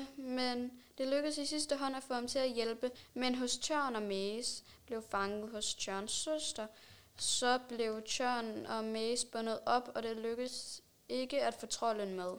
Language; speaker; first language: Danish; native; Danish